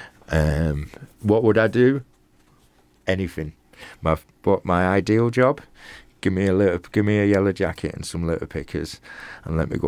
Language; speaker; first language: English; native; English